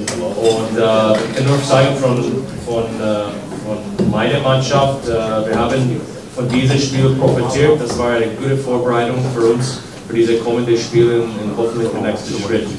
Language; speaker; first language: German; non-native, fluent; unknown